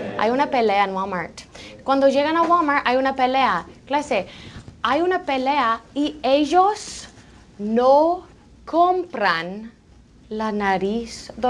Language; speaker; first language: Spanish; non-native, fluent; English